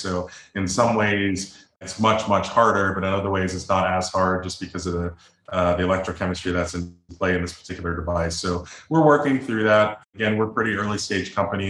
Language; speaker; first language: English; native; English